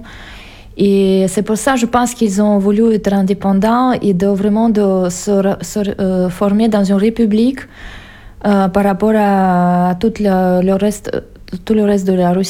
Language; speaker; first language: French; non-native, fluent; Russian